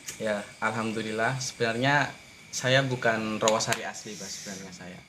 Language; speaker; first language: Indonesian; non-native, local second language; Madurese